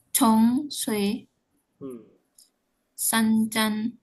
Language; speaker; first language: Chinese; non-native, learner; Indonesian